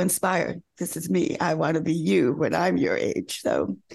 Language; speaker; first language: English; native; English